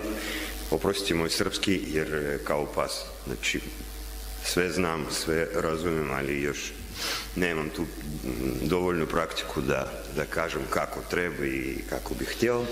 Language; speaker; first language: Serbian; non-native, learner; Russian